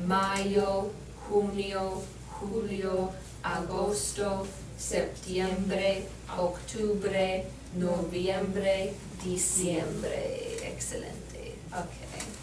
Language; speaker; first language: Spanish; non-native, learner; English